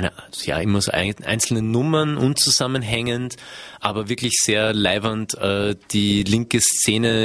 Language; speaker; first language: German; native; German